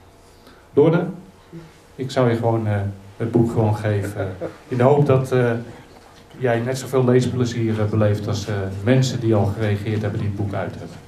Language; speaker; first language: Dutch; native; Dutch